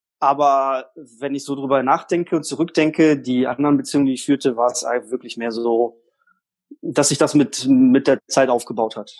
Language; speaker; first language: German; early bilingual, other home language; Polish